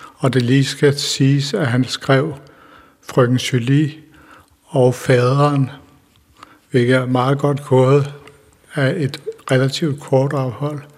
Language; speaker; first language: Danish; native; Danish